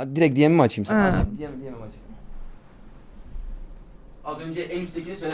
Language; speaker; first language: Turkish; native; Turkish